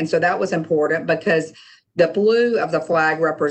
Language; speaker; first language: English; native; English